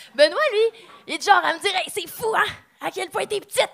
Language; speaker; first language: French; native; French